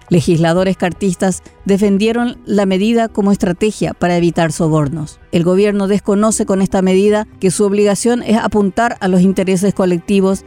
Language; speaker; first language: Spanish; native; Spanish